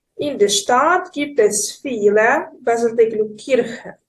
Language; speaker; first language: German; non-native, learner; Ukrainian